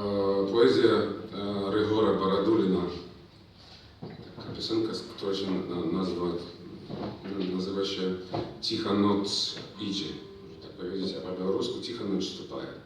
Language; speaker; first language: Polish; non-native, learner; Belarusian